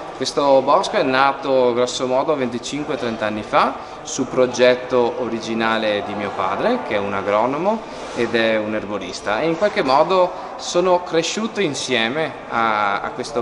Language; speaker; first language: Italian; native; Italian